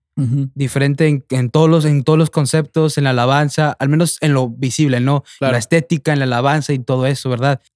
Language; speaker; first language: Spanish; native; Spanish